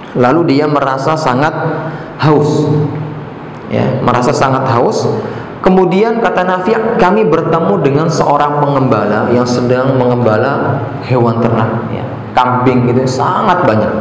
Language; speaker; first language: Indonesian; native; Indonesian